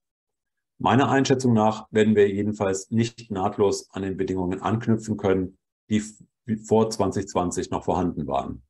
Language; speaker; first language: German; native; German